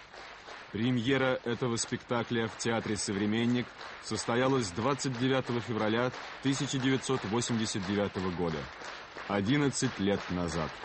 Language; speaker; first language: Russian; native; Russian